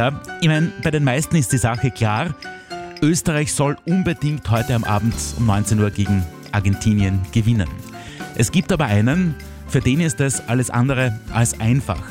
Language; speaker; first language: German; native; German